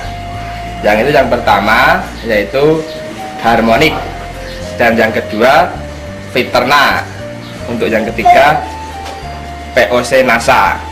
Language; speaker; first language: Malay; non-native, local second language; Javanese